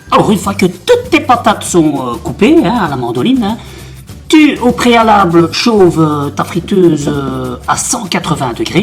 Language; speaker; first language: French; native; French